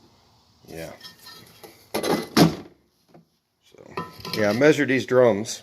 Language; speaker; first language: English; native; English